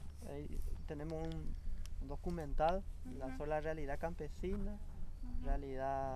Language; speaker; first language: Spanish; non-native, local second language; Guarani